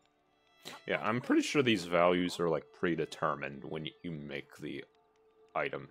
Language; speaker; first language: English; native; English